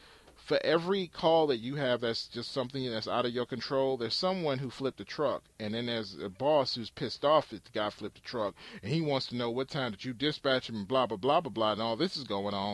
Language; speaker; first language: English; native; English